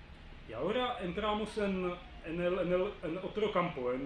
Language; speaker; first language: Spanish; non-native, fluent; Czech